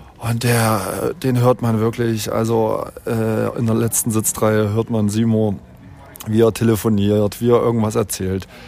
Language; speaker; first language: German; native; German